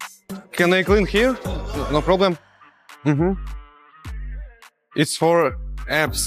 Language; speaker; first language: English; non-native, learner; Russian